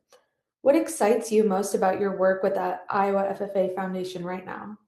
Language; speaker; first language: English; native; English